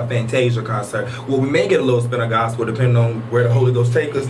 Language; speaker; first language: English; native; English